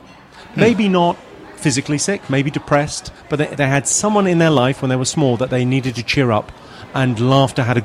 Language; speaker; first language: English; native; English